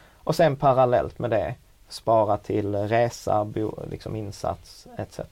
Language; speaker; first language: Swedish; early bilingual, other home language; Czech